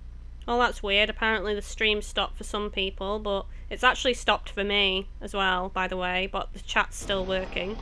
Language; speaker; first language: English; native; English